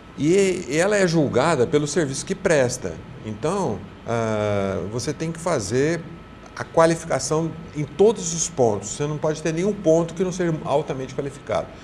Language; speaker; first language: Portuguese; native; Portuguese